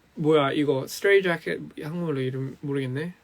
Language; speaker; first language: Korean; early bilingual, heritage; English